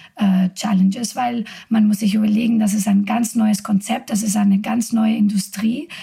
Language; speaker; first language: German; non-native, fluent; Spanish